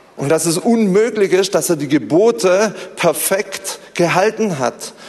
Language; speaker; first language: German; native; German